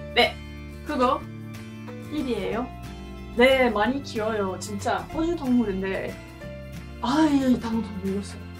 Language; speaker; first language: Korean; non-native, learner; English